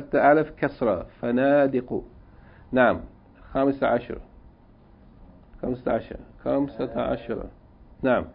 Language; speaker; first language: Arabic; non-native, fluent; English